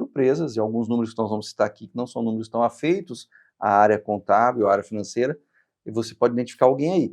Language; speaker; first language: Portuguese; native; Portuguese